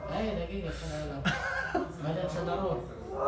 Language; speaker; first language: Arabic; non-native, learner; Indonesian